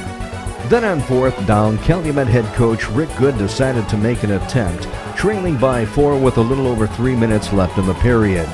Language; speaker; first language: English; native; English